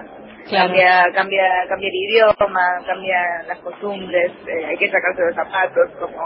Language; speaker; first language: Spanish; early bilingual, other home language; Korean